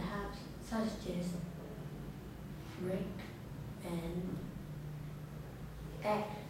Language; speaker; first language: English; non-native, learner; Vietnamese